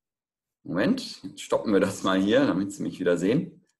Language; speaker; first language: German; native; German